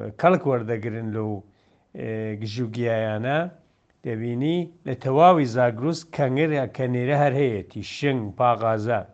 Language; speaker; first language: Central Kurdish; non-native, local second language; Southern Kurdish